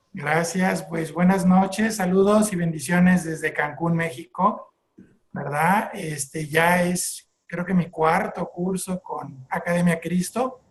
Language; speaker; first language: Spanish; native; Spanish